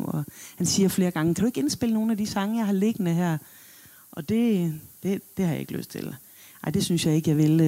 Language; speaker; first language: Danish; native; Danish